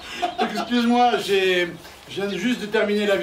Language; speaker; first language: French; native; French